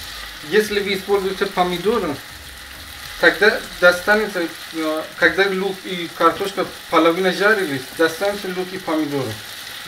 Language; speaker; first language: Russian; non-native, learner; Persian